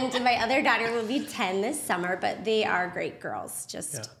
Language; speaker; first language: English; native; English